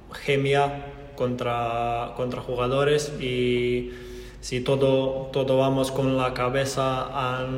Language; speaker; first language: Spanish; non-native, learner; Croatian